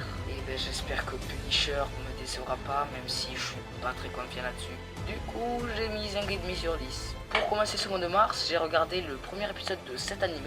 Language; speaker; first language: French; native; French